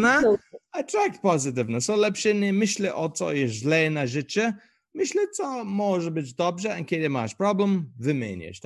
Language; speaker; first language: Polish; non-native, learner; English